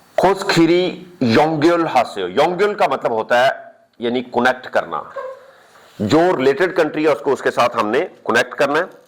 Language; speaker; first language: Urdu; non-native, local second language; Punjabi